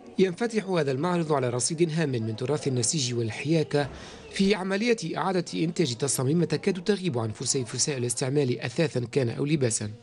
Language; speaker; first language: Arabic; native; Arabic